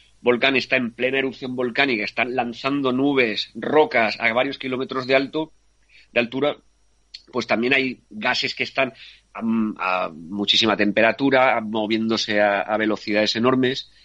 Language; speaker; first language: Spanish; native; Spanish